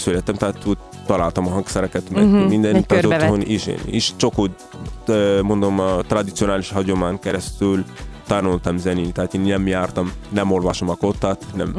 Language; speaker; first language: Hungarian; non-native, learner; Arabic